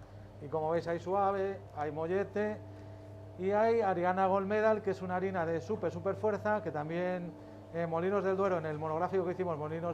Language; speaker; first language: Spanish; native; Spanish